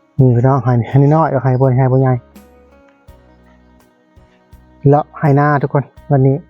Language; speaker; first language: Thai; non-native, local second language; Lao